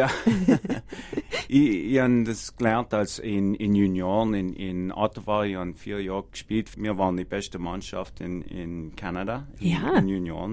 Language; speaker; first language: German; non-native, learner; English